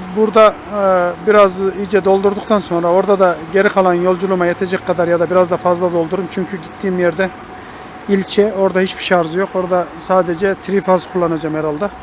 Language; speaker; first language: Turkish; native; Turkish